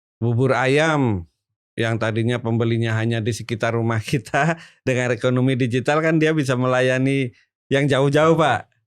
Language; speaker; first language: Indonesian; non-native, local second language; Javanese